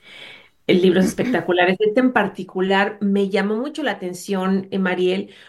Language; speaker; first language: Spanish; native; Spanish